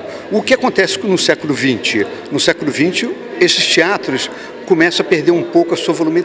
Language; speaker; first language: Portuguese; native; Portuguese